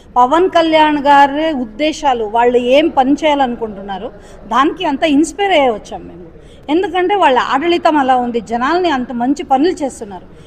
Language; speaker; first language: Telugu; native; Telugu